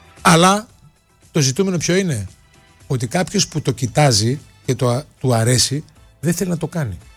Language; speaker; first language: Greek; native; Greek